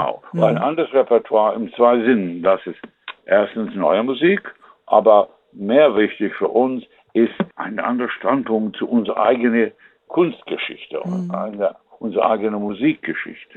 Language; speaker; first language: German; non-native, fluent; English